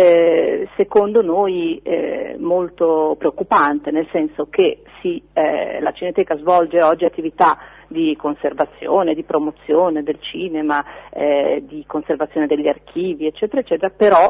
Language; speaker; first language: Italian; native; Italian